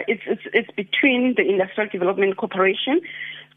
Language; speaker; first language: English; non-native, local second language; Xhosa